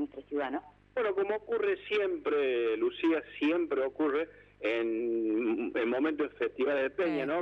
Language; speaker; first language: Spanish; native; Spanish